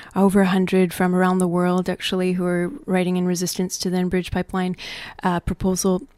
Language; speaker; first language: English; native; English